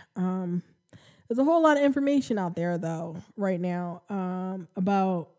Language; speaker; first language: English; native; English